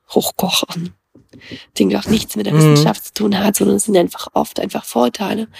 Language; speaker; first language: German; early bilingual, other home language; Russian